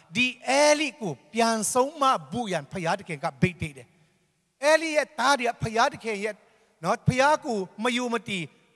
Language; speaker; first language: Burmese; non-native, local second language; Tedim Chin